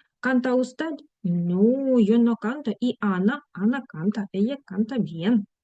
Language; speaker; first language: Spanish; non-native, fluent; Ukrainian